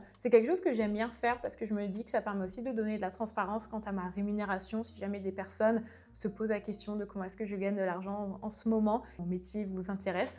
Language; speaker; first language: French; native; French